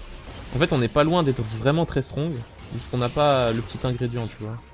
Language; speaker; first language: French; native; French